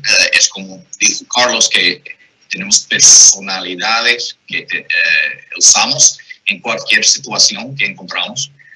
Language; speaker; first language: Spanish; non-native, fluent; English